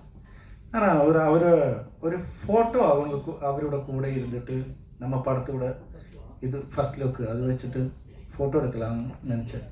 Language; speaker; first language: Tamil; non-native, learner; Malayalam